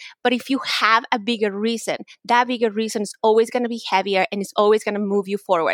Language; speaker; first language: English; non-native, fluent; Spanish